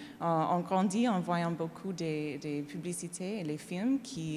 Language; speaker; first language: French; non-native, learner; English